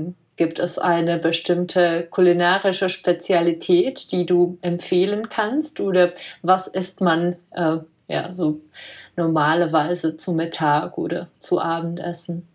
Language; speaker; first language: German; non-native, fluent; Czech